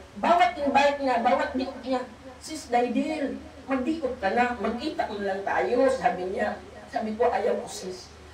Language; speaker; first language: Filipino; non-native, local second language; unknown